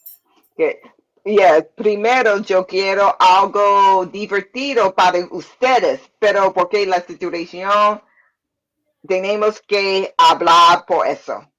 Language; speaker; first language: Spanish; non-native, learner; English